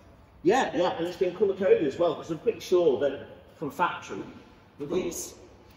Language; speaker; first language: English; native; English